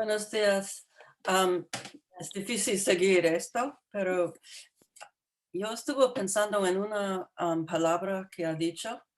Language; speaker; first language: Spanish; non-native, fluent; English